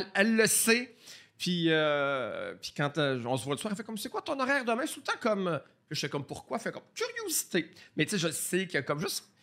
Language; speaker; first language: French; native; French